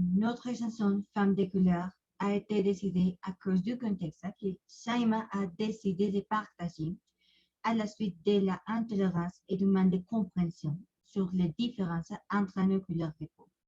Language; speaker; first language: French; non-native, learner; Spanish